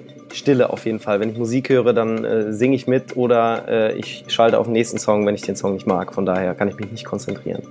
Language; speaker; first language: German; native; German